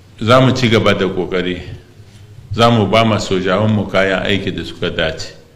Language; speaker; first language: Hausa; non-native, local second language; Arabic